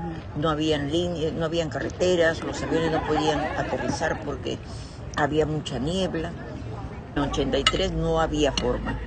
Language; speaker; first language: Spanish; native; Spanish